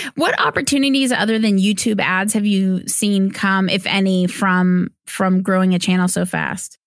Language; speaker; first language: English; native; English